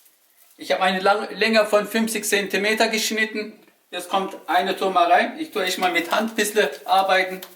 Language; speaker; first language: German; non-native, learner; Turkish